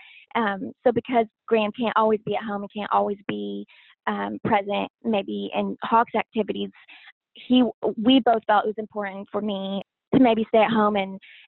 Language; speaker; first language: English; native; English